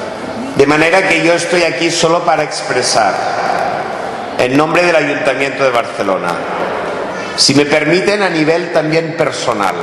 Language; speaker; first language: Spanish; non-native, local second language; Catalan